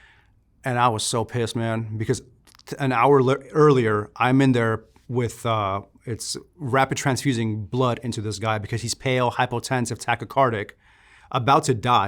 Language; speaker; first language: English; native; English